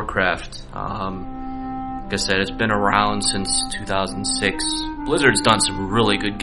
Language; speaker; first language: English; native; English